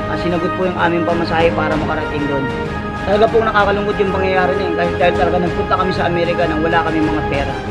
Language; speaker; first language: Filipino; native; Filipino